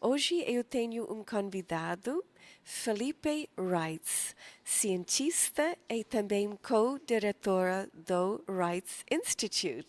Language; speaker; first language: Portuguese; non-native, fluent; English